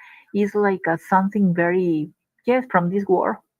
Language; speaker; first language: English; non-native, learner; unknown